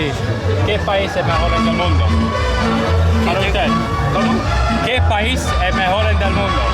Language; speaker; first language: Spanish; non-native, learner; English